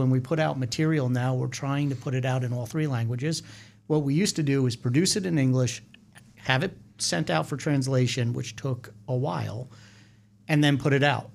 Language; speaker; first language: English; native; English